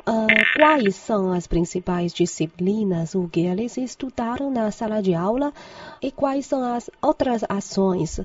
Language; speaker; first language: Portuguese; non-native, fluent; Chinese